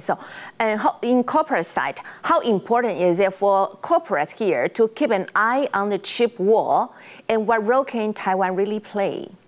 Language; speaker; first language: English; non-native, fluent; Chinese